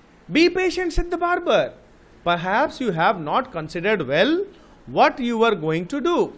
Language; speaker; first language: English; non-native, local second language; Bangla